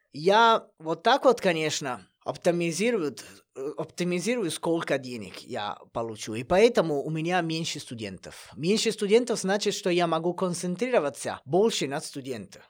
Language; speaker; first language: Russian; non-native, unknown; Italian